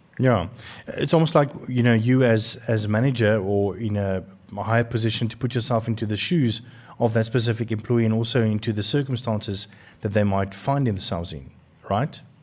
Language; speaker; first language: English; non-native, local second language; Afrikaans